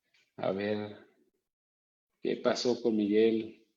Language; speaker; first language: Spanish; native; Spanish